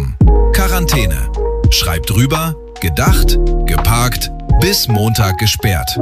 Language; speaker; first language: German; native; German